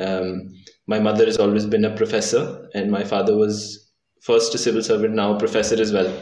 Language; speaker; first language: English; non-native, local second language; Hindi